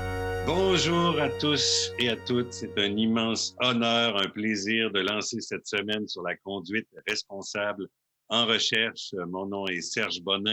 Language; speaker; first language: French; native; French